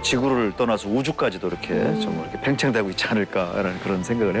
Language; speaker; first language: Korean; native; Korean